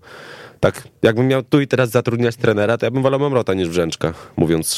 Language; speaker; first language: Polish; native; Polish